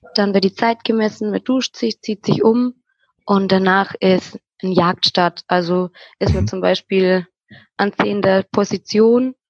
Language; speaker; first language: German; native; German